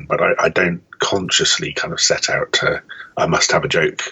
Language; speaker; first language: English; native; English